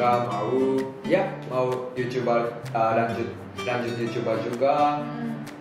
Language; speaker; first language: Indonesian; non-native, learner; Japanese